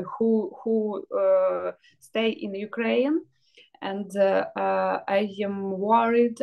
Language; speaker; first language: English; non-native, learner; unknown